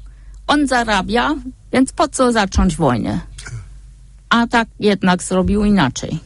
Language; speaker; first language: Polish; non-native, fluent; German